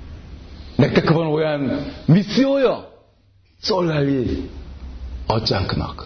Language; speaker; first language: Hungarian; non-native, learner; Korean